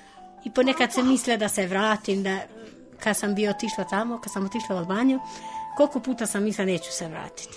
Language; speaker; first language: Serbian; non-native, fluent; Albanian